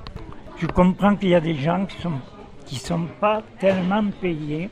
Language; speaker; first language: French; native; French